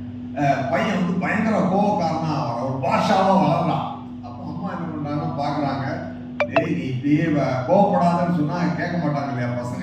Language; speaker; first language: Tamil; native; Tamil